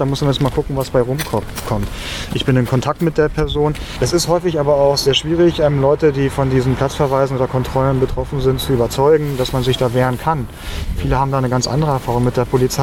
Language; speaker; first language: German; native; German